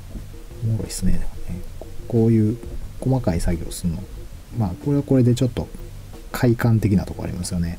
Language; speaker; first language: Japanese; native; Japanese